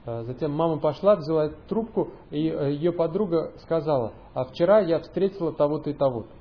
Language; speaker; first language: Russian; native; Russian